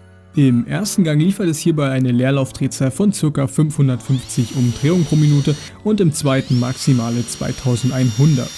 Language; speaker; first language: German; native; German